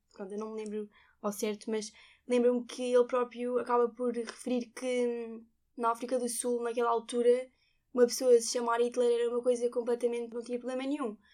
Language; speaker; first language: Portuguese; native; Portuguese